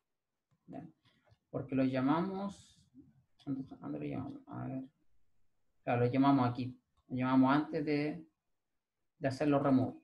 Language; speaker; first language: Spanish; native; Spanish